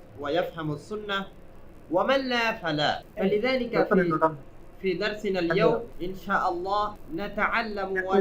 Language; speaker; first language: Arabic; non-native, local second language; Bangla